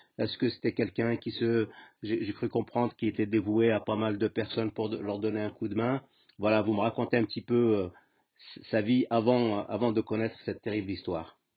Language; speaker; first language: French; native; French